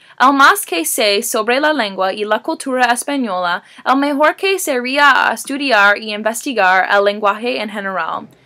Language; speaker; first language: Spanish; non-native, learner; English